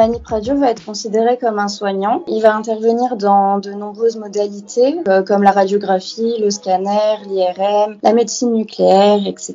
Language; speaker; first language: French; native; French